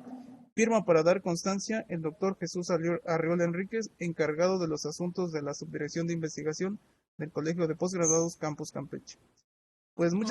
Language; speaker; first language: Spanish; native; Spanish